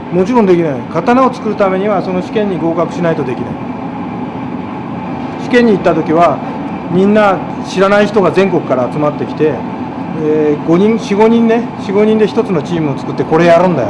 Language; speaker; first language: Japanese; native; Japanese